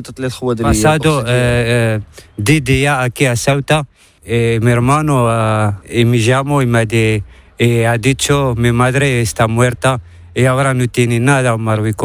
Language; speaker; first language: Spanish; non-native, learner; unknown